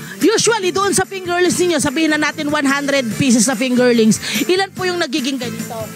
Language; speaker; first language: Filipino; native; Filipino